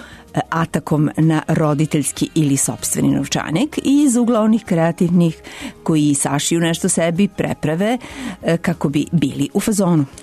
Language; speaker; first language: Serbian; native; Serbian